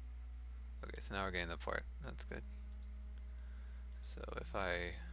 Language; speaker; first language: English; native; English